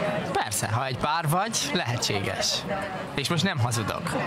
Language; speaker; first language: Hungarian; non-native, local second language; Romanian